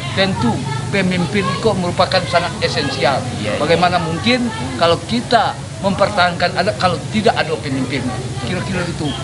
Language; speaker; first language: Indonesian; non-native, local second language; Minangkabau